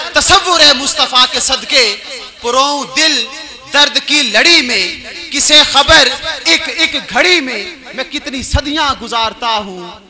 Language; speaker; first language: Urdu; non-native, local second language; Punjabi